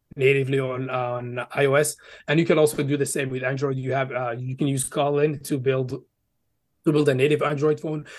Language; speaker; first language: English; early bilingual, other home language; Arabic